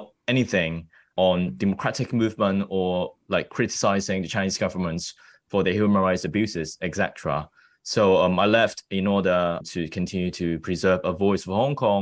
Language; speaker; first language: English; non-native, local second language; Cantonese